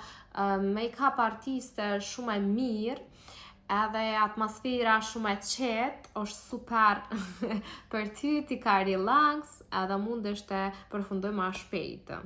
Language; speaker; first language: Albanian; non-native, learner; Russian